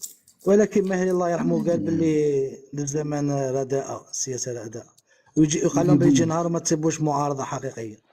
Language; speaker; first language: Arabic; native; Arabic